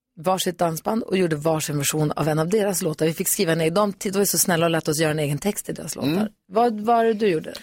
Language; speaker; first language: Swedish; native; Swedish